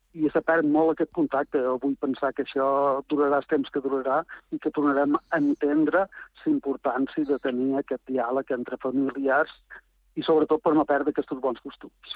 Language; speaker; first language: Catalan; native; Catalan